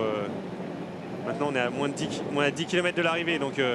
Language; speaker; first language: French; native; French